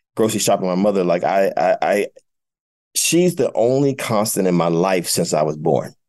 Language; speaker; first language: English; native; English